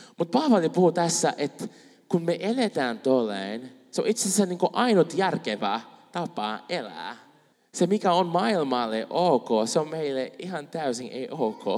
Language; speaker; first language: Finnish; non-native, fluent; Spanish